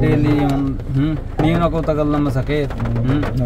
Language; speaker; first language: Filipino; non-native, local second language; Punjabi